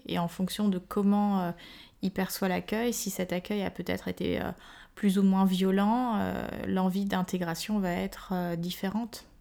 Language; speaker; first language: French; native; French